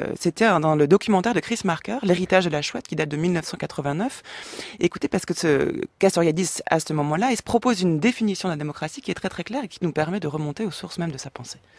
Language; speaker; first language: French; native; French